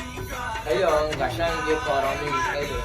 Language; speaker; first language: Persian; non-native, local second language; Baluchi